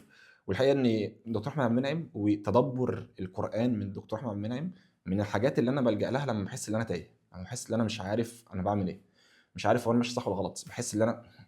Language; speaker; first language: Arabic; native; Arabic